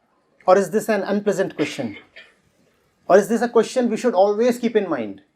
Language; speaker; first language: English; non-native, local second language; Hindi